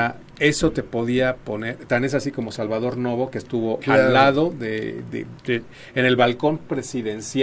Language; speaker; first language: Spanish; native; Spanish